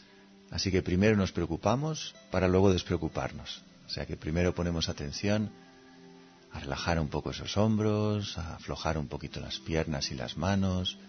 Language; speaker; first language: Spanish; native; Spanish